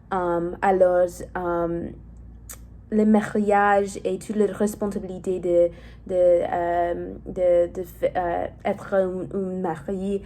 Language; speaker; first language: French; non-native, learner; English